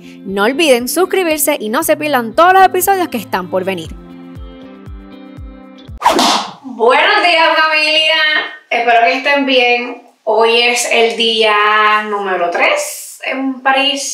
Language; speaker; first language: Spanish; native; Spanish